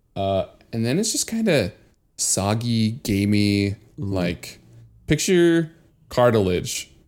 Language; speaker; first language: English; early bilingual, other home language; Spanish